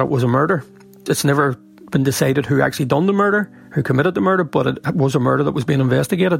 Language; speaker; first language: English; native; English